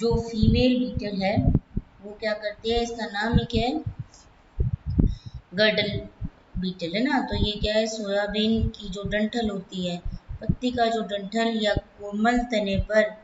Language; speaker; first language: Hindi; native; Hindi